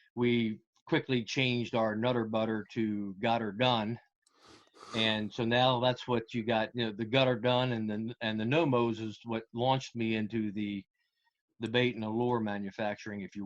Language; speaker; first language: English; native; English